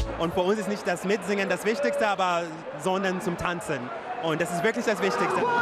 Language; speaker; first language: German; non-native, fluent; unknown